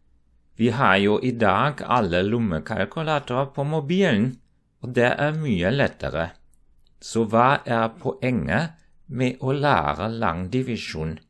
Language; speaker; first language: Norwegian; non-native, fluent; German